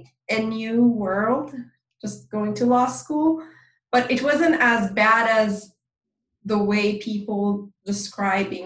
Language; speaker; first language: English; non-native, fluent; Persian